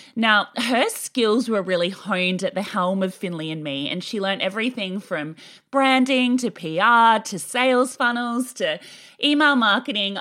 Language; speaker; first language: English; native; English